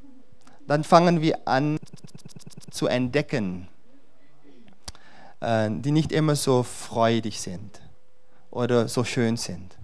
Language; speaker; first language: German; non-native, fluent; Dutch